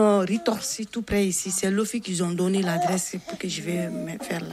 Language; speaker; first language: French; non-native, local second language; Bambara